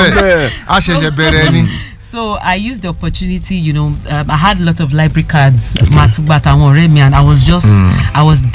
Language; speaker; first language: English; non-native, local second language; Yoruba